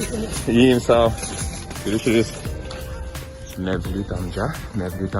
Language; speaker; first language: Turkish; non-native, learner; English